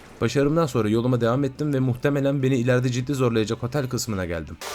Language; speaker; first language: Turkish; native; Turkish